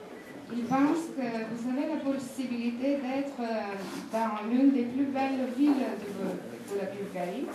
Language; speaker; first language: French; non-native, fluent; Bulgarian